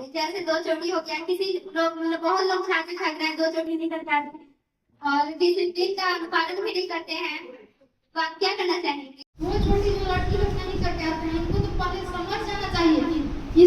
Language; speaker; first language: Hindi; native; Hindi